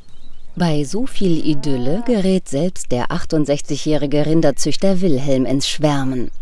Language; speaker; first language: German; native; German